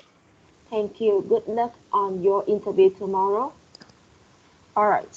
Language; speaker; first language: English; non-native, fluent; Vietnamese